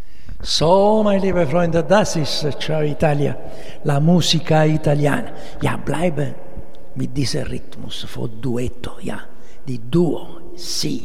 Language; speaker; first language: German; non-native, fluent; Italian